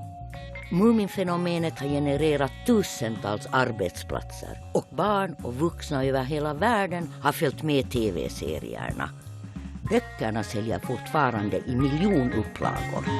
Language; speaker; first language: Swedish; native; Swedish